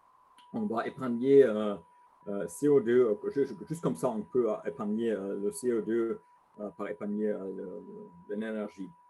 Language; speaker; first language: French; non-native, learner; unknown